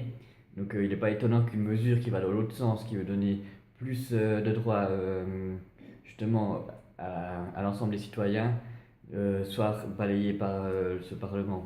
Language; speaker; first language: French; native; French